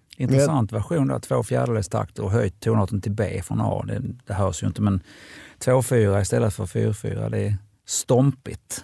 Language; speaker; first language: Swedish; native; Swedish